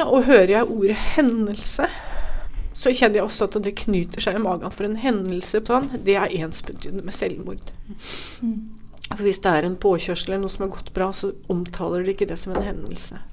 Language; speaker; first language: Norwegian; native; Norwegian